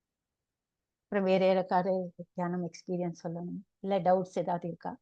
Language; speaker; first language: Tamil; native; Tamil